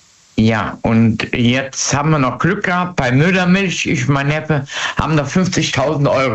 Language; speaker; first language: German; native; German